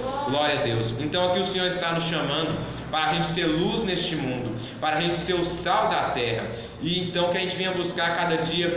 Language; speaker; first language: Portuguese; native; Portuguese